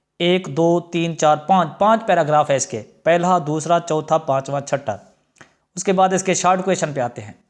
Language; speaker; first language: Urdu; non-native, local second language; Punjabi